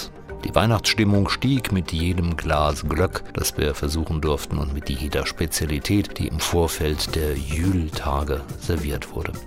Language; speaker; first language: German; native; German